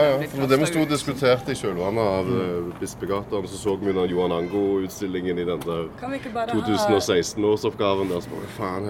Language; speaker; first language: Norwegian; native; Norwegian